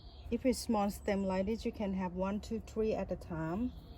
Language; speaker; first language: English; non-native, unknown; Thai